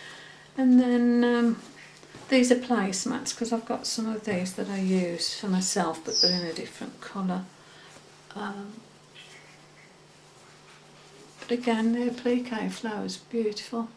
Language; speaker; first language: English; native; English